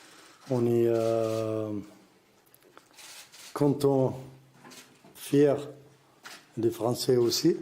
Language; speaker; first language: French; non-native, learner; Arabic